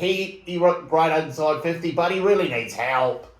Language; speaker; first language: English; native; English